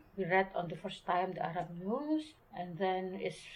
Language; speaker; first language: English; non-native, learner; Indonesian